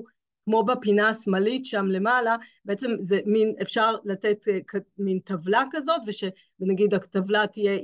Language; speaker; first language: Hebrew; native; Hebrew